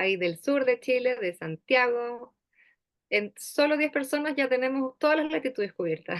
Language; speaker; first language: Spanish; native; Spanish